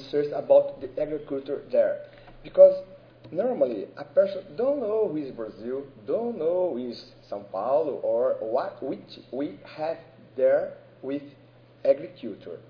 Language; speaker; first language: English; non-native, learner; Portuguese